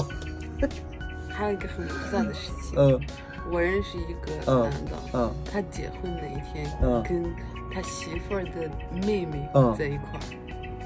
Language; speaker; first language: Chinese; non-native, fluent; French